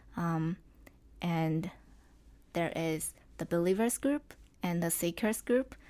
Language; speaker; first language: English; non-native, fluent; Chinese